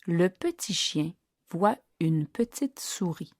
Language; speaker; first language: French; non-native, learner; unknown